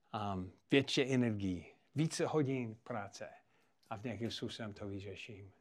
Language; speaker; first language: Czech; non-native, fluent; English